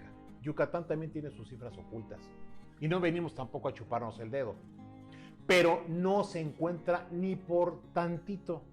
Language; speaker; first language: Spanish; native; Spanish